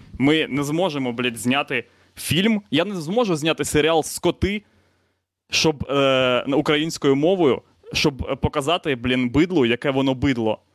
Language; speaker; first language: Ukrainian; non-native, local second language; Russian